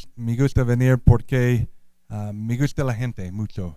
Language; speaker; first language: Spanish; non-native, learner; English